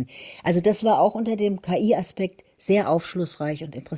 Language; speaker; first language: German; native; German